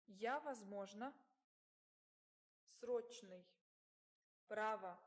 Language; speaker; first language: Russian; non-native, learner; English